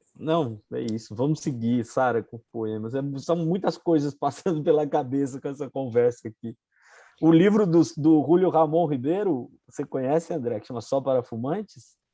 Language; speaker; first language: Portuguese; native; Portuguese